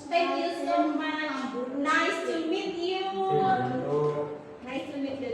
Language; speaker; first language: English; non-native, learner; Indonesian